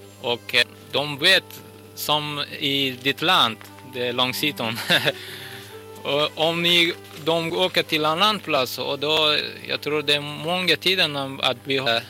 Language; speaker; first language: Swedish; non-native, learner; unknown